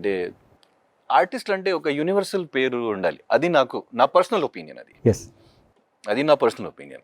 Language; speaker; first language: Telugu; non-native, local second language; Hindi